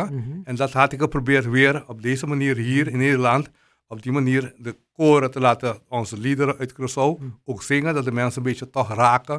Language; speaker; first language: Dutch; non-native, local second language; Papiamento